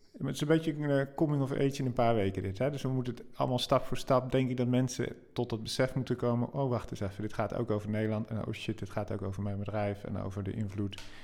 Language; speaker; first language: Dutch; native; Dutch